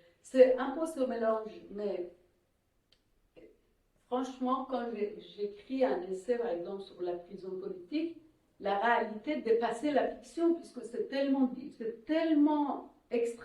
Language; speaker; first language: French; non-native, fluent; Persian